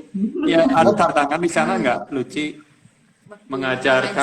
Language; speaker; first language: Indonesian; non-native, fluent; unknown